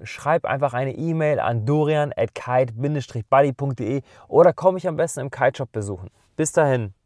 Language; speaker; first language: German; native; German